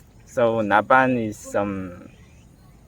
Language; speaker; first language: English; non-native, learner; Korean